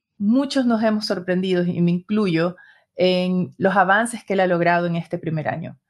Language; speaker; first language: Spanish; native; Spanish